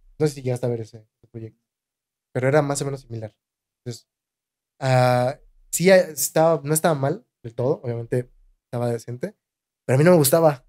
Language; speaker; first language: Spanish; native; Spanish